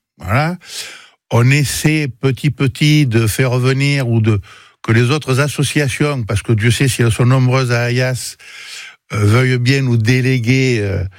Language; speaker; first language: French; native; French